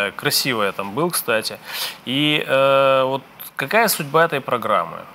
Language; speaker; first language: Russian; native; Russian